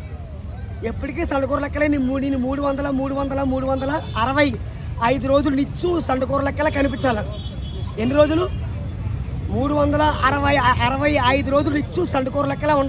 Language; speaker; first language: Telugu; native; Telugu